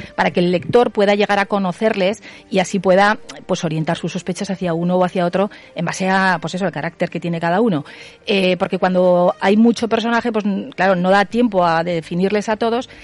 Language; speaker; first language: Spanish; native; Spanish